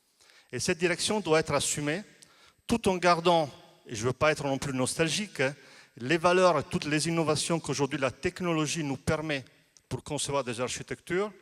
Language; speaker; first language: French; non-native, fluent; Italian